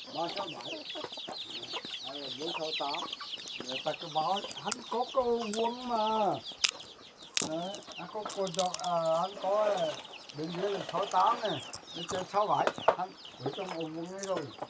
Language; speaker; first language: Vietnamese; native; Vietnamese